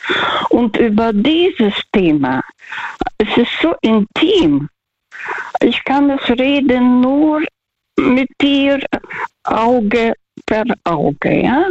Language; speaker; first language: German; non-native, fluent; Russian